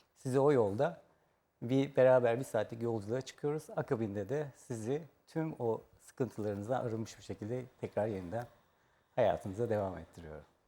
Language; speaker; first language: Turkish; native; Turkish